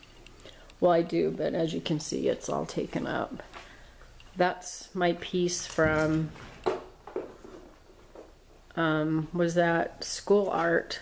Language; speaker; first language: English; native; English